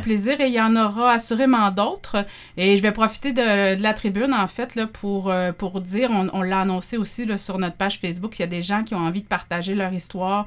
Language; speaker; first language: French; native; French